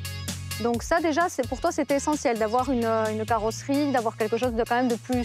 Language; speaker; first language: French; native; French